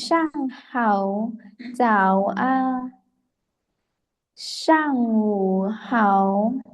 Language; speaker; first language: Chinese; non-native, learner; Lao